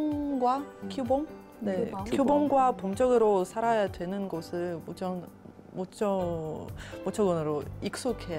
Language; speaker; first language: Korean; non-native, fluent; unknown